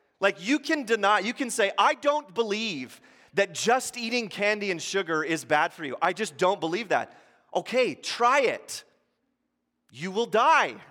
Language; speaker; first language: English; native; English